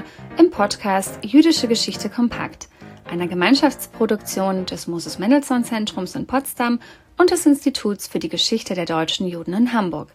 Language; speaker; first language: German; native; German